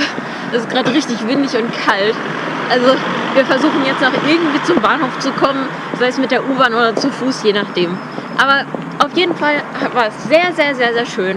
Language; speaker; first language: German; native; German